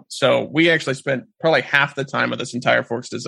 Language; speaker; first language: English; native; English